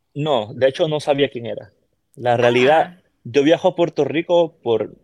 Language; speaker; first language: Spanish; native; Spanish